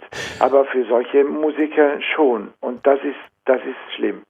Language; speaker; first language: German; non-native, fluent; Italian